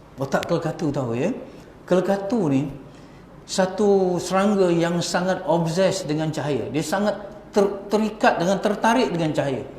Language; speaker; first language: Malay; native; Malay